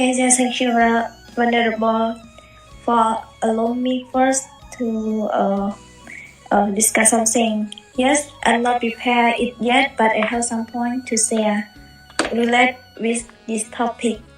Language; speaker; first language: English; non-native, learner; Khmer